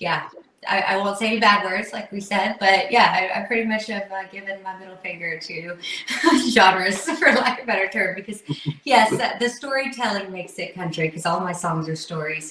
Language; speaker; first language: English; native; English